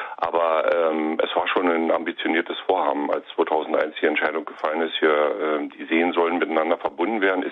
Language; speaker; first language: German; native; German